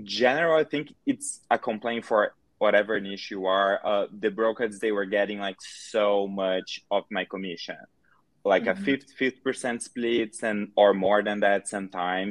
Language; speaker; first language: English; non-native, fluent; Portuguese